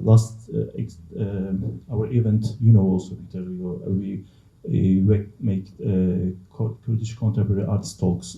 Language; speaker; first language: English; non-native, learner; Kurdish